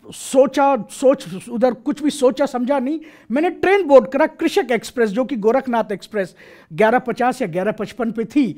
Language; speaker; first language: Hindi; native; Hindi